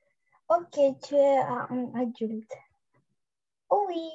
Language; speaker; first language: French; non-native, learner; Russian